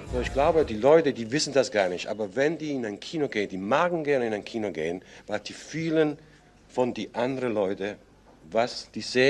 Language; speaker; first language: German; early bilingual, heritage; Italian